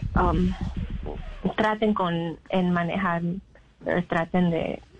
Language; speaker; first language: Spanish; early bilingual, heritage; Spanish